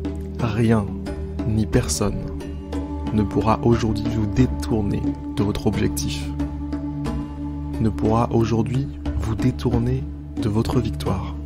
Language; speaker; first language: French; native; French